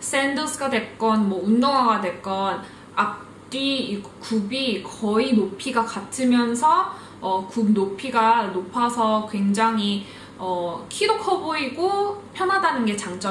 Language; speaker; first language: Korean; early bilingual, heritage; Korean